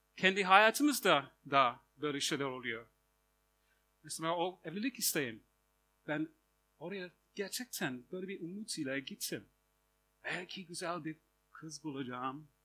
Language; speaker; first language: Turkish; non-native, fluent; English